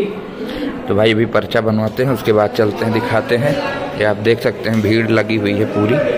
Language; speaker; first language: Hindi; native; Hindi